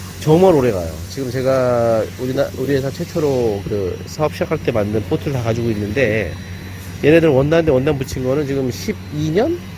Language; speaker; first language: Korean; native; Korean